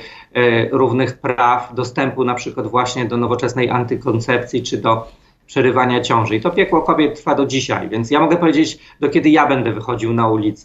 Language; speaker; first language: Polish; native; Polish